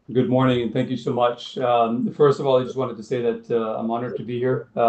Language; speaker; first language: English; native; English